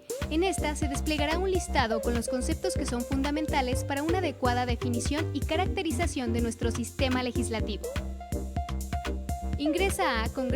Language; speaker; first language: Spanish; native; Spanish